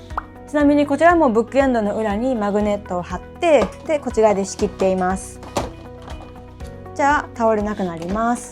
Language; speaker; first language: Japanese; native; Japanese